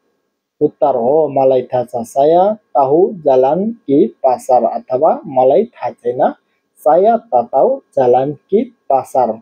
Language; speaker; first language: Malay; non-native, learner; Nepali